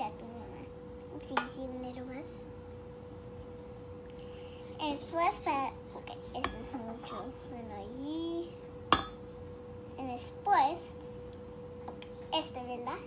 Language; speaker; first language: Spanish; early bilingual, heritage; Spanish